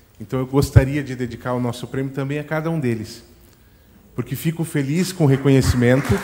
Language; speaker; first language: Portuguese; native; Portuguese